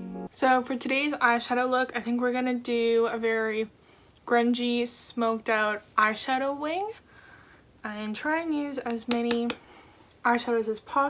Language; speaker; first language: English; native; English